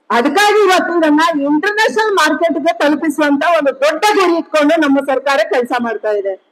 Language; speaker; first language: Kannada; non-native, local second language; Tulu